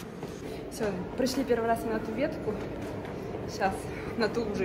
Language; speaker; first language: Russian; native; Russian